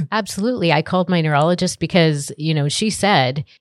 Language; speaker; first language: English; native; English